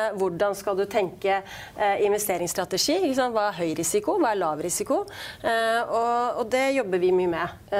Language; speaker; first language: Norwegian; native; Norwegian